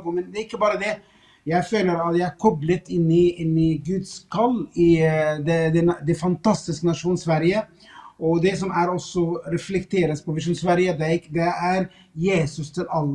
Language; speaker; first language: Swedish; non-native, fluent; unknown